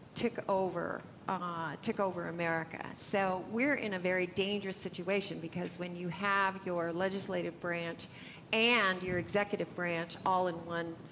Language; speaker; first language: English; native; English